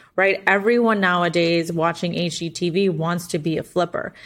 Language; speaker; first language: English; non-native, fluent; Spanish